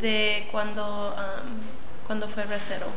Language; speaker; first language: Spanish; early bilingual, other home language; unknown